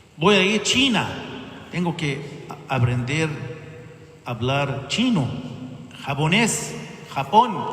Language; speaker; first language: Spanish; non-native, learner; Arabic